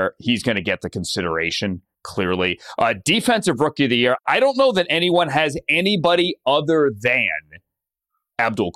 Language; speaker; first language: English; native; English